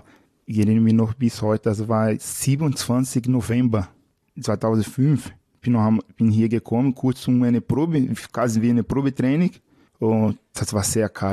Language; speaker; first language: German; non-native, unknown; Portuguese